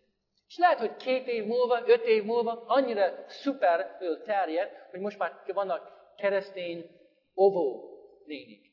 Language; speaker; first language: Hungarian; non-native, fluent; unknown